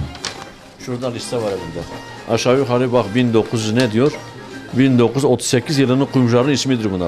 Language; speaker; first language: Turkish; native; Turkish